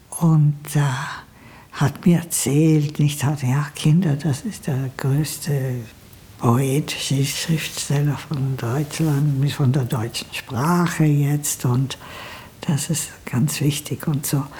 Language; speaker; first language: German; non-native, fluent; Italian